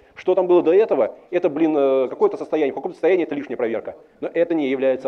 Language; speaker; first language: Russian; native; Russian